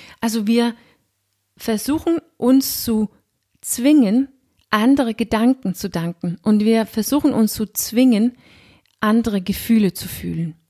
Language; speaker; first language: German; non-native, fluent; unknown